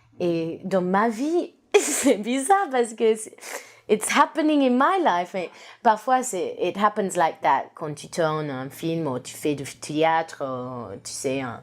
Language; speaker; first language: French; non-native, learner; English